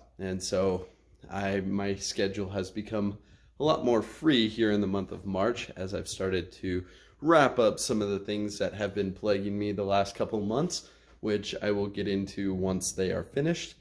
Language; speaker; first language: English; native; English